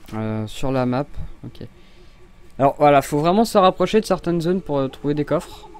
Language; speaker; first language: French; native; French